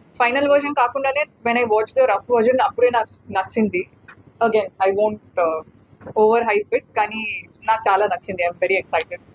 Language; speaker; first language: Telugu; non-native, fluent; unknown